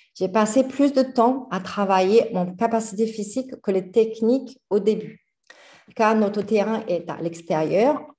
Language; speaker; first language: French; non-native, fluent; Chinese